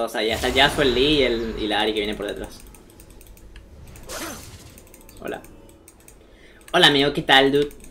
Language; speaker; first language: Spanish; native; Spanish